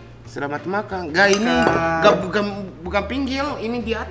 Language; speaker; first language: Indonesian; non-native, fluent; Japanese